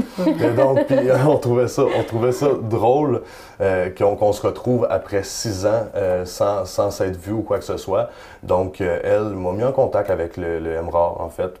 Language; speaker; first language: French; native; French